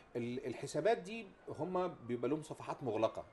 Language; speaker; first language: Arabic; native; Arabic